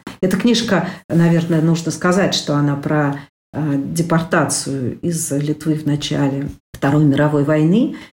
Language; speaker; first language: Russian; native; Russian